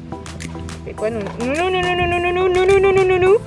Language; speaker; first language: French; native; French